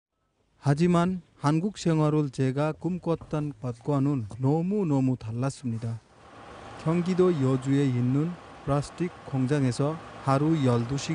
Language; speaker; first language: Korean; non-native, learner; Bangla